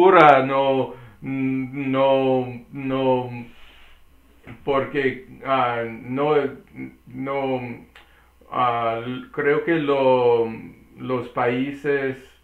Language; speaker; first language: Spanish; non-native, learner; English